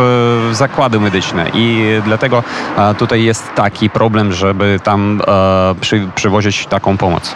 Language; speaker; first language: Polish; non-native, fluent; Ukrainian